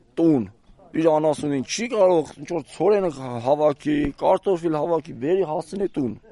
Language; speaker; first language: Armenian; native; Armenian